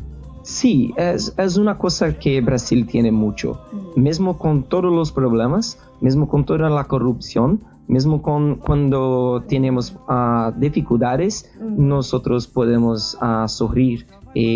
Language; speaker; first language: Spanish; non-native, fluent; Portuguese